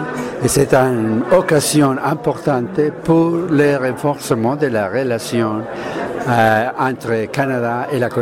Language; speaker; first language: French; non-native, learner; Spanish